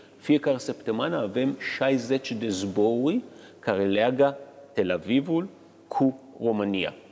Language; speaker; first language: Romanian; early bilingual, heritage; Hebrew